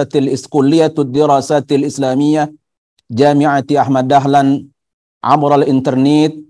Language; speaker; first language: Arabic; non-native, fluent; Indonesian